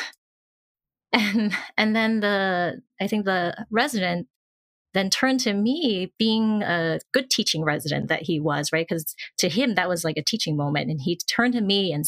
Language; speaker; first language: English; non-native, local second language; Cantonese